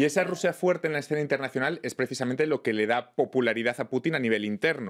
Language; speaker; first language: Spanish; native; Spanish